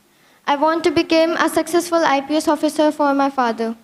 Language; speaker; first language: English; non-native, learner; Hindi